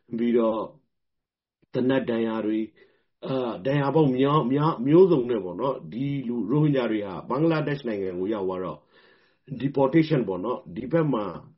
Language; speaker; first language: Burmese; non-native, local second language; Rohingya